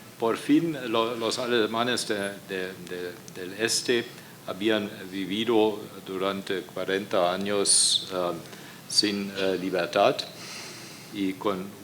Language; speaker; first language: Spanish; non-native, fluent; German